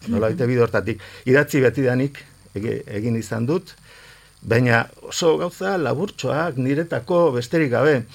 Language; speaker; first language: Basque; non-native, local second language; Spanish